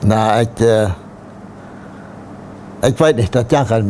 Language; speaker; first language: German; non-native, local second language; Plautdietsch